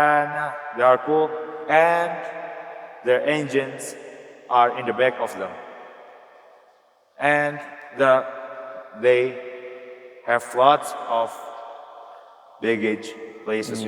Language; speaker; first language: English; non-native, learner; Indonesian